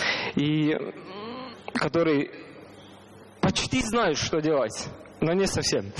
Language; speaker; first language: Russian; non-native, learner; Estonian